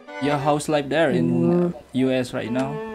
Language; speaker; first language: English; non-native, learner; Indonesian